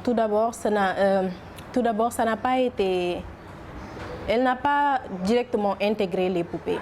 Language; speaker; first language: French; non-native, local second language; Wolof